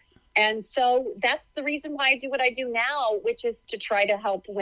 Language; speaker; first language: English; native; English